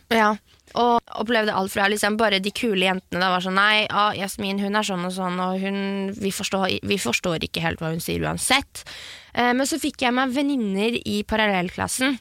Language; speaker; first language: Norwegian; early bilingual, other home language; French